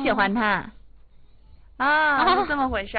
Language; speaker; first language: Chinese; native; Chinese